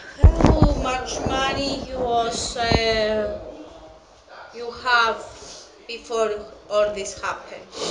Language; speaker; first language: English; non-native, local second language; Greek